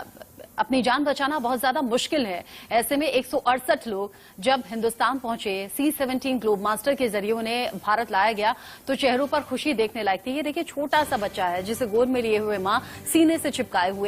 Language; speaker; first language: Hindi; native; Hindi